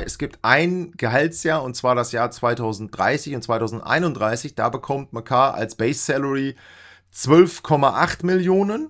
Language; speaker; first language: German; native; German